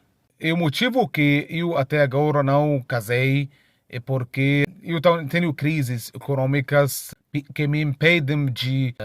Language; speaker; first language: Portuguese; non-native, fluent; Arabic